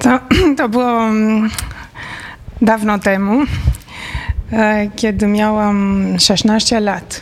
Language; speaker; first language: Polish; non-native, fluent; Romanian